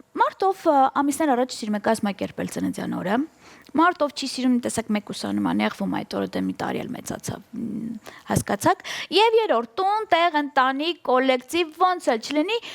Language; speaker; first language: Armenian; native; Armenian